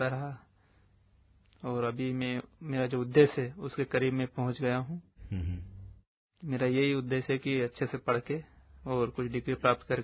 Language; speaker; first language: Hindi; native; Hindi